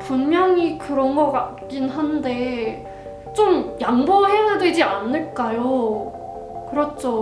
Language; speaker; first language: Korean; non-native, fluent; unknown